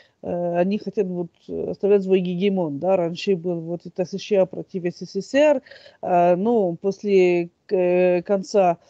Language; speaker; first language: Russian; non-native, fluent; French